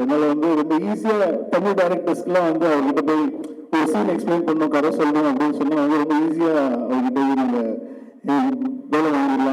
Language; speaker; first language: Tamil; native; Tamil